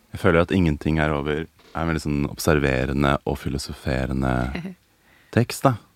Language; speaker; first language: Norwegian; native; Norwegian